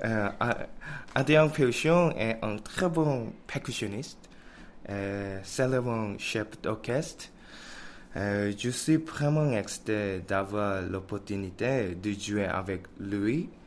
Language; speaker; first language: French; non-native, learner; Korean